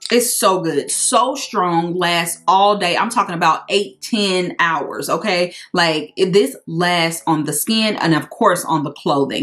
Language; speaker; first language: English; native; English